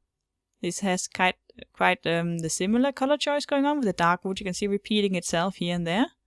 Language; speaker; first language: English; non-native, fluent; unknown